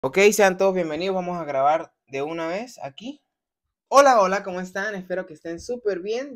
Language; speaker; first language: Spanish; native; Spanish